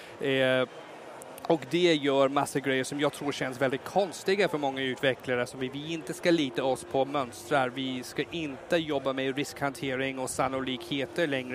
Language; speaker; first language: Swedish; non-native, fluent; English